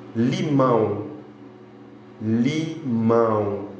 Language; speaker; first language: Portuguese; non-native, fluent; Haitian Creole